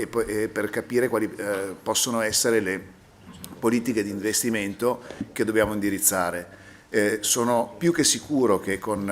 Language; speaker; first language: Italian; native; Italian